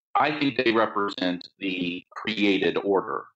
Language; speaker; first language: English; native; English